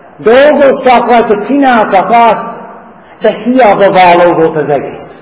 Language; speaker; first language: Hungarian; non-native, fluent; English